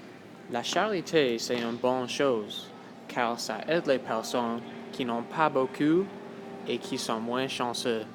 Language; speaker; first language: French; non-native, local second language; English